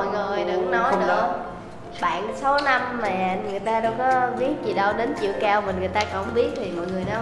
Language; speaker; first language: Vietnamese; native; Vietnamese